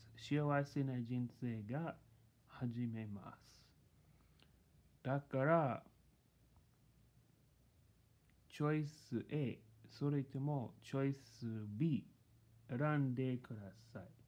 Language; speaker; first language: Japanese; non-native, learner; English